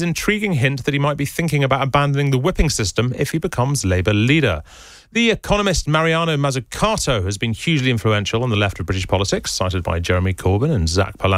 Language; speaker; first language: English; native; English